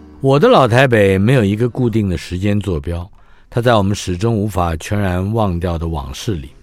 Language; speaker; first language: Chinese; native; Chinese